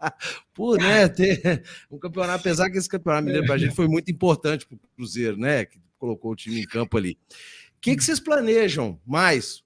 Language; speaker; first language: Portuguese; native; Portuguese